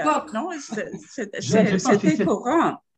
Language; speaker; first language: French; non-native, fluent; Spanish